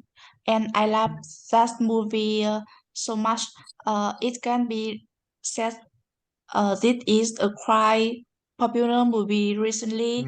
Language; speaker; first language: English; non-native, learner; Vietnamese